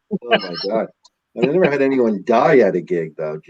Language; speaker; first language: English; native; English